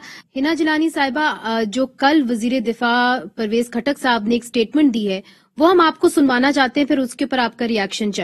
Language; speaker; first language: Urdu; native; Urdu